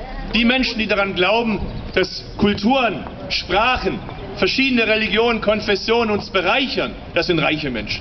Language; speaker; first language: German; early bilingual, other home language; Turkish